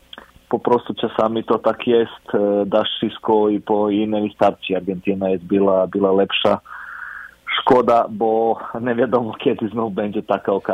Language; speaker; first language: Polish; non-native, fluent; Croatian